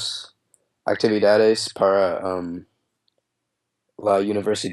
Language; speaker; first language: Spanish; non-native, learner; English